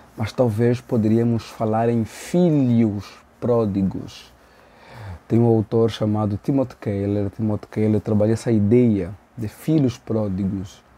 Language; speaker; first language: Portuguese; native; Portuguese